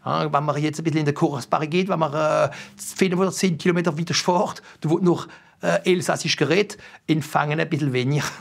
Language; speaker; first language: German; non-native, local second language; French